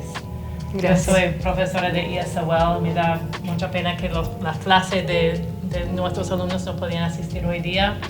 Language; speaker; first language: Spanish; non-native, fluent; English